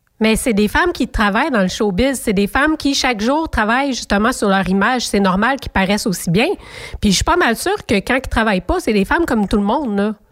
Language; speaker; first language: French; native; French